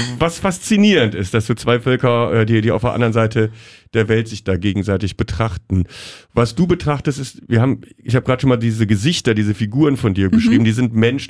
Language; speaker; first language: German; native; German